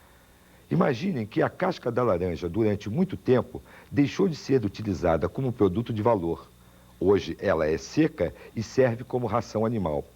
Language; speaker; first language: Portuguese; native; Portuguese